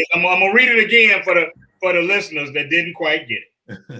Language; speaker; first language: English; native; English